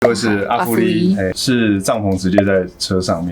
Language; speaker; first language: Chinese; native; Chinese